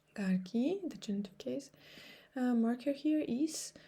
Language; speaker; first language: English; non-native, fluent; Georgian